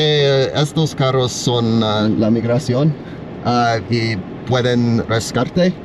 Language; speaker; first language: Spanish; non-native, learner; English